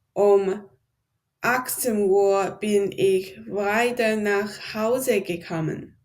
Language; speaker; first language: German; non-native, learner; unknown